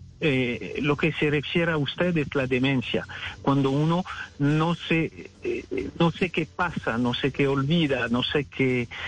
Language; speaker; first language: Spanish; non-native, fluent; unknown